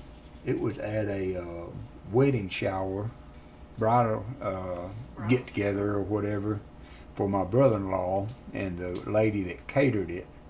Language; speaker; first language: English; native; English